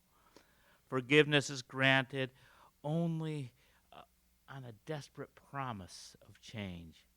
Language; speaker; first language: English; native; English